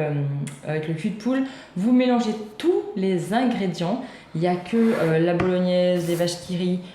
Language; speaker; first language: French; native; French